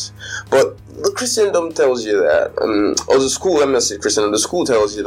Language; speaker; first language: English; non-native, local second language; Yoruba